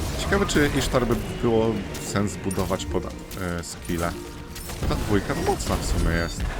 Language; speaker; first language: Polish; native; Polish